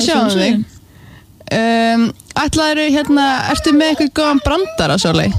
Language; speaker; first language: Icelandic; native; Icelandic